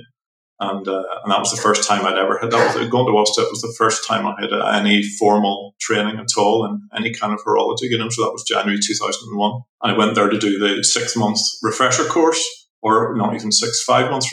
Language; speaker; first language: English; native; English